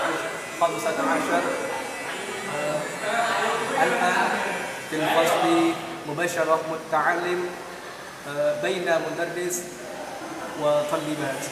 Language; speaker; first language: Arabic; non-native, learner; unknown